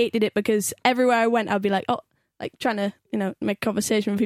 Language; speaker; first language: English; native; English